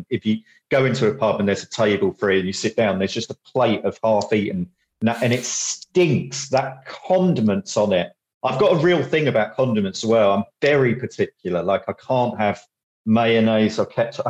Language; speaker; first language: English; native; English